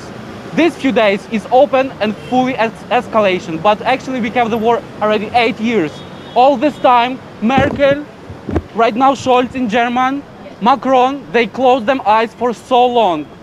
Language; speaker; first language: English; non-native, fluent; Ukrainian